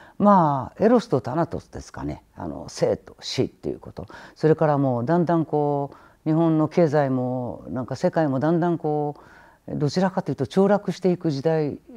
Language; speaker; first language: Japanese; native; Japanese